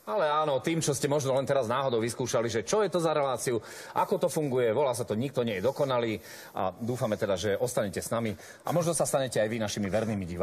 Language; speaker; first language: Slovak; native; Slovak